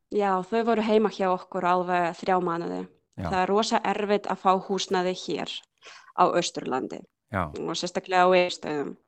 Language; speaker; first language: Icelandic; non-native, learner; Ukrainian